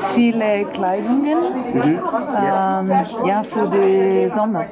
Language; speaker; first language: German; non-native, learner; Italian